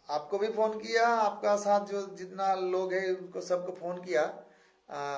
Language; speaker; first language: Hindi; non-native, local second language; Bangla